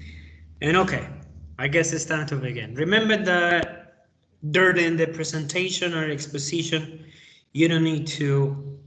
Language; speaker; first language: English; non-native, fluent; Spanish